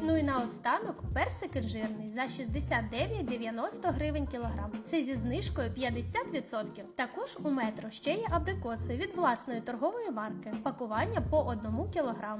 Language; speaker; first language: Ukrainian; native; Ukrainian